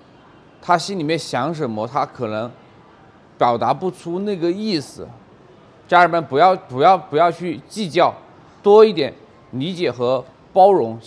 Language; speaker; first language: Chinese; native; Chinese